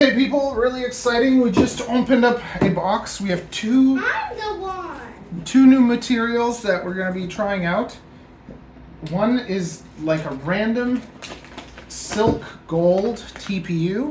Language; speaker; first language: English; native; English